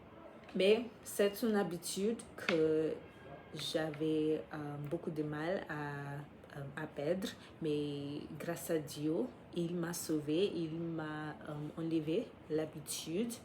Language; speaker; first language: French; non-native, fluent; English